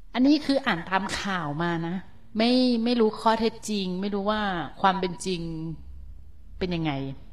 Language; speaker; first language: Thai; native; Thai